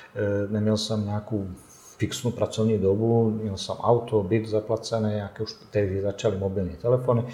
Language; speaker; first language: Czech; non-native, fluent; Bosnian